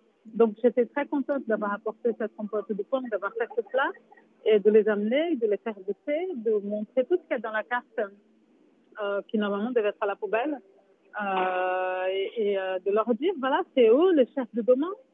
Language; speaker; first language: French; non-native, fluent; Portuguese